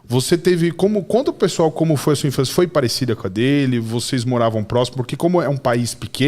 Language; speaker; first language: Portuguese; native; Portuguese